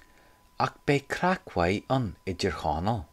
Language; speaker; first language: Irish; non-native, fluent; English